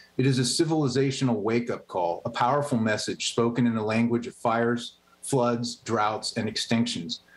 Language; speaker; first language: English; native; English